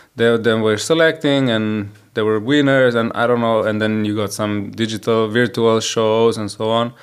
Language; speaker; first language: English; non-native, fluent; Slovenian